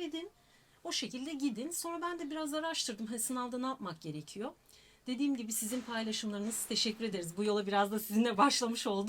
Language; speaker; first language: Turkish; native; Turkish